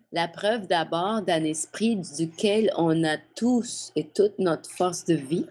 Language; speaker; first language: French; native; French